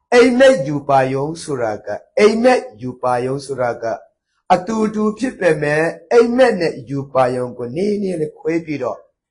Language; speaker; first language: Burmese; non-native, local second language; Tedim Chin